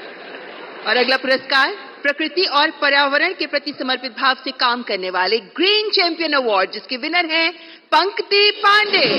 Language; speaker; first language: Hindi; native; Hindi